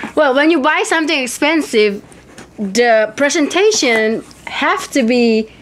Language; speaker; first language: English; non-native, fluent; Indonesian